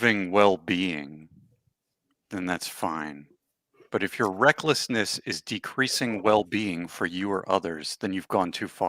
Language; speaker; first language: English; native; English